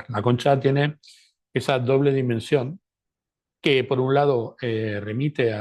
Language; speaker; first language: Spanish; native; Spanish